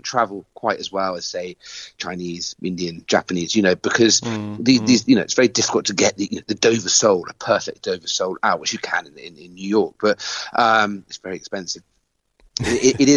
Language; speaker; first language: English; native; English